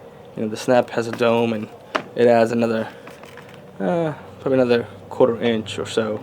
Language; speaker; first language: English; native; English